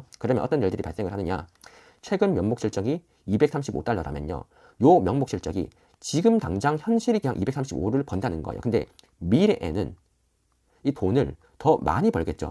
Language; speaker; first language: Korean; native; Korean